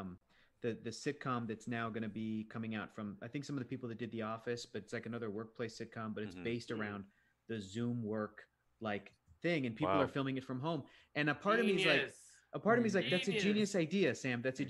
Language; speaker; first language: English; native; English